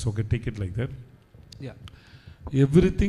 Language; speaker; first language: Telugu; non-native, learner; Tamil